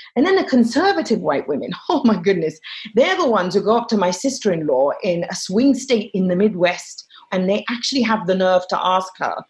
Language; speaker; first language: English; non-native, fluent; Arabic